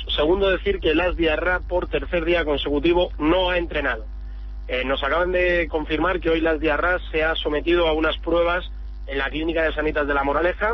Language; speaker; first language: Spanish; native; Spanish